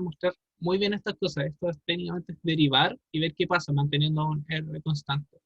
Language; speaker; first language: Spanish; native; Spanish